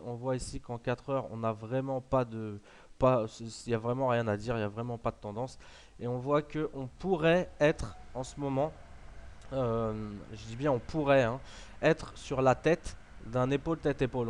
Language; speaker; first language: French; native; French